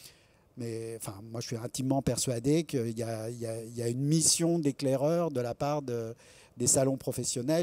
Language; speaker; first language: French; native; French